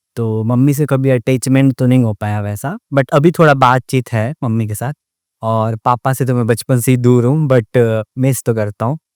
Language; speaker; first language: Hindi; non-native, local second language; Odia